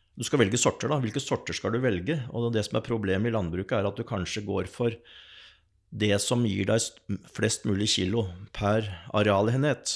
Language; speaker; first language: Norwegian; native; Norwegian